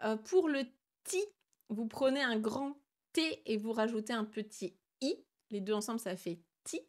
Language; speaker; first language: French; native; French